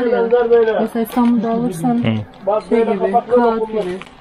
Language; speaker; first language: Turkish; non-native, fluent; Slovenian